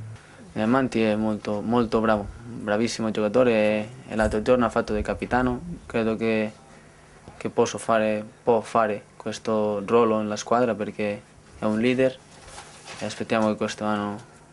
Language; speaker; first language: Italian; non-native, learner; Spanish